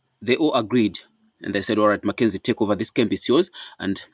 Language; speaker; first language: English; non-native, local second language; Shona